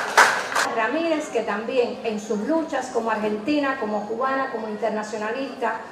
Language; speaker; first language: Spanish; native; Spanish